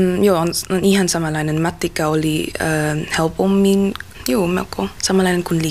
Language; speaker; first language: Finnish; non-native, learner; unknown